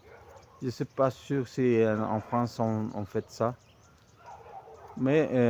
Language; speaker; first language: French; non-native, fluent; Spanish